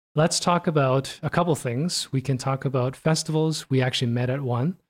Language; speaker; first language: English; early bilingual, other home language; Korean